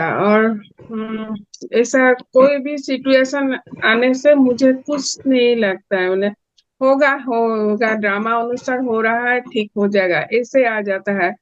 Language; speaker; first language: Hindi; non-native, local second language; Assamese